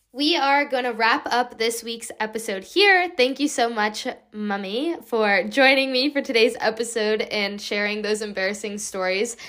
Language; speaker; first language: English; native; English